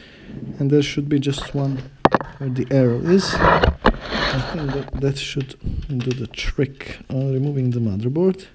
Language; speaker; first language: English; non-native, fluent; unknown